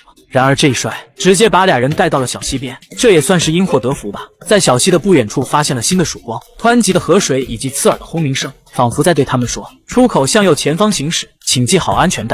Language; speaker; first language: Chinese; native; Chinese